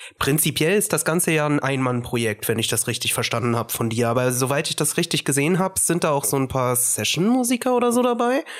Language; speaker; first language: German; early bilingual, other home language; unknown